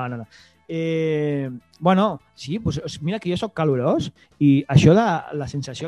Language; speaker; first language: Catalan; native; Catalan